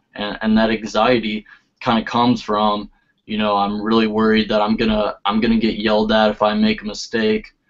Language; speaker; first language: English; native; English